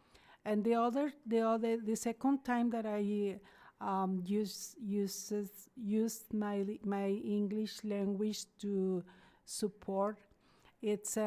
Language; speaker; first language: English; non-native, learner; Spanish